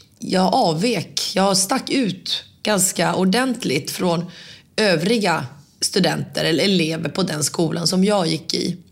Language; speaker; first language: Swedish; early bilingual, other home language; Finnish